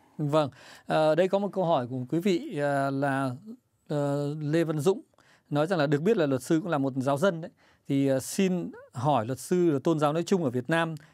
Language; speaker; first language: Vietnamese; native; Vietnamese